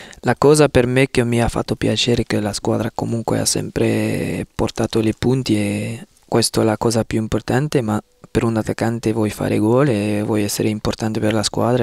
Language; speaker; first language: Italian; non-native, fluent; Dutch